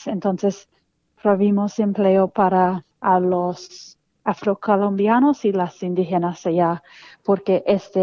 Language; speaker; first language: Spanish; non-native, fluent; English